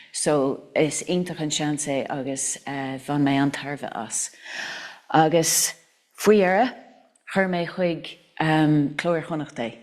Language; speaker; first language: Irish; non-native, local second language; English